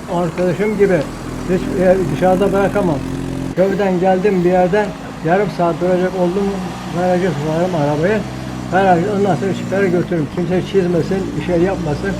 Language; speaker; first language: Turkish; native; Turkish